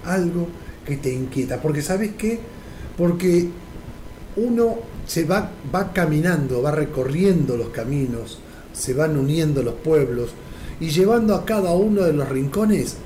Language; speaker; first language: Spanish; native; Spanish